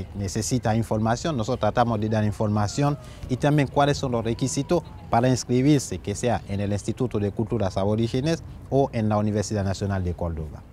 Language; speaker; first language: Spanish; non-native, fluent; Haitian Creole